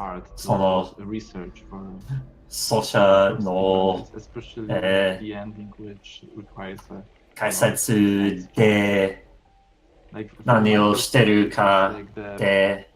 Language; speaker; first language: Japanese; non-native, learner; English